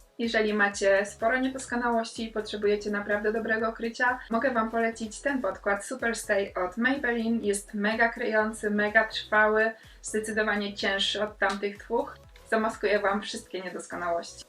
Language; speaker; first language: Polish; native; Polish